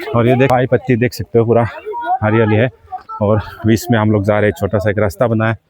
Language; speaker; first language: Hindi; non-native, local second language; Assamese